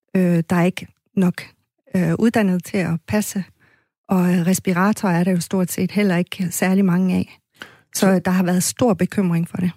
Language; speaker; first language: Danish; native; Danish